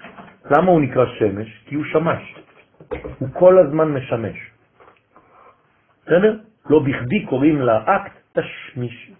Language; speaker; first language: Hebrew; non-native, fluent; French